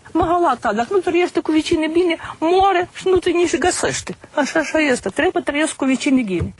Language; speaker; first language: Romanian; non-native, learner; Ukrainian